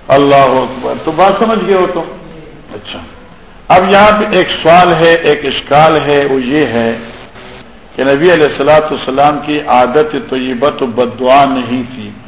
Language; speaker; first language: Urdu; non-native, local second language; Pashto